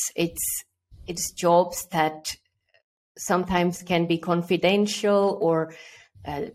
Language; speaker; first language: English; early bilingual, other home language; Estonian